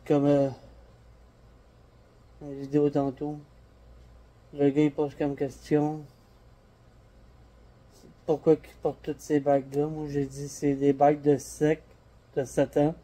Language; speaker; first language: French; native; French